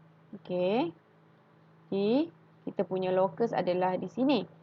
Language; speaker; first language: Malay; native; Malay